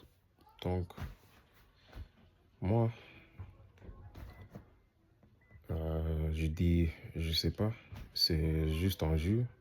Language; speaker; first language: French; non-native, learner; English